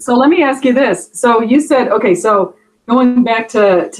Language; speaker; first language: English; native; English